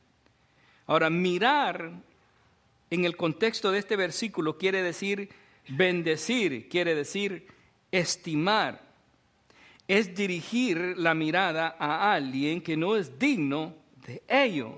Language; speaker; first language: Spanish; native; Spanish